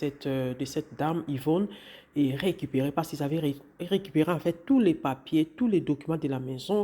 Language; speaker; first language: French; non-native, local second language; Lingala